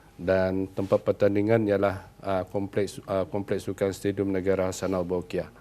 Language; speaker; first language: Malay; native; Malay